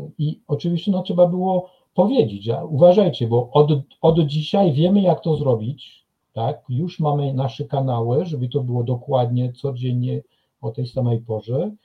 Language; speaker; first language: Polish; non-native, fluent; French